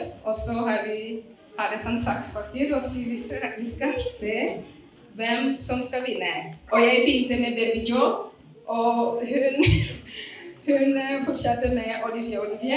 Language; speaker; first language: Norwegian; non-native, learner; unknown